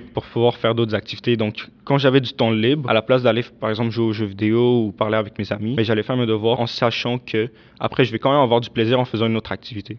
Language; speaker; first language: French; early bilingual, other home language; Arabic